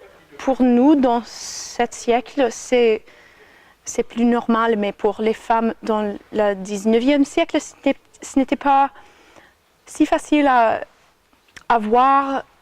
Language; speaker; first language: French; non-native, fluent; English